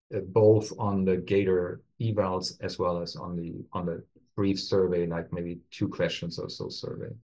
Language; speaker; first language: English; non-native, fluent; German